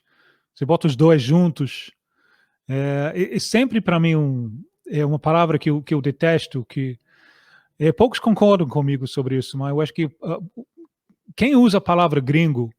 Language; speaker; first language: Portuguese; non-native, fluent; English